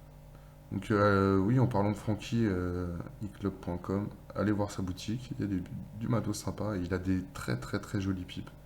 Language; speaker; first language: French; native; French